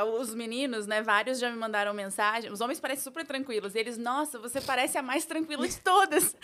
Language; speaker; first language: Portuguese; native; Portuguese